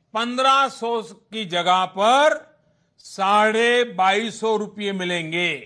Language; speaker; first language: Hindi; non-native, local second language; Gujarati